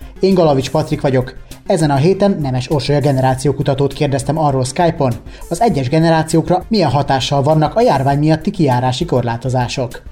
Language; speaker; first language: Hungarian; native; Hungarian